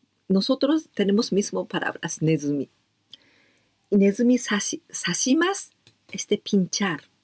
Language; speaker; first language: Spanish; non-native, learner; Japanese